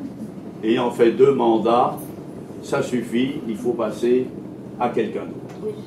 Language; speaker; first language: French; native; French